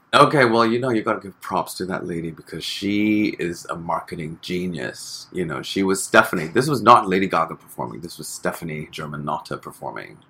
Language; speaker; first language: English; native; English